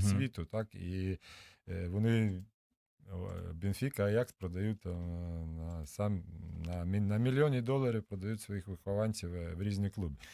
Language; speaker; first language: Ukrainian; non-native, local second language; Russian